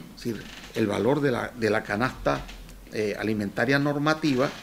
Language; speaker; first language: Spanish; native; Spanish